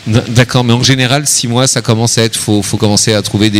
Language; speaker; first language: French; native; French